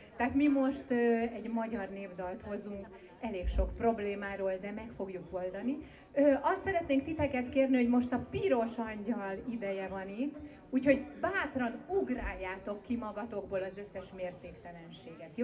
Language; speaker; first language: Hungarian; native; Hungarian